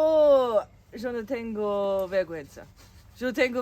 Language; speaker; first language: Spanish; non-native, fluent; German